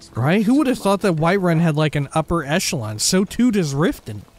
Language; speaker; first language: English; native; English